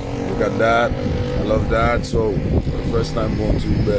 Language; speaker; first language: English; non-native, learner; Haitian Creole